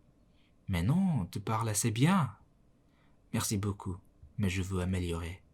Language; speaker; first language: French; non-native, learner; Mongolian